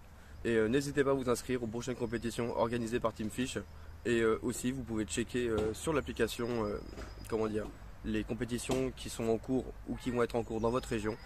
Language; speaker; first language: French; native; French